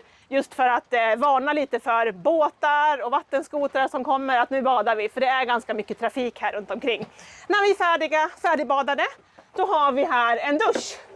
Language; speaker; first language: Swedish; native; Swedish